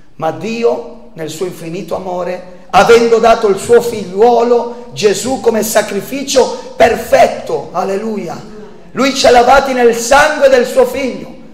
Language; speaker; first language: Italian; non-native, fluent; Spanish